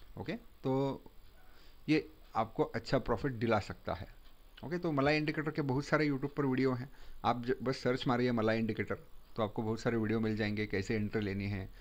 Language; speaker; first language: Hindi; non-native, local second language; Marathi